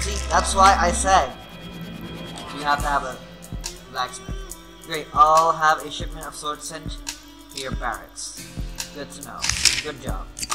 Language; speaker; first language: English; non-native, local second language; Urdu